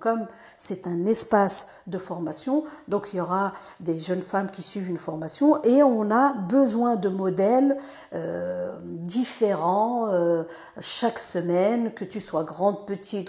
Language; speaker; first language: French; native; French